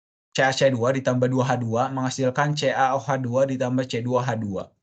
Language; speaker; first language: Indonesian; native; Indonesian